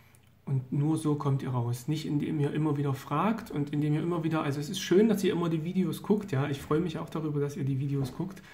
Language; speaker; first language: German; native; German